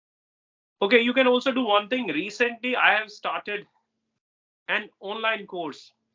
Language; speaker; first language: English; non-native, local second language; Hindi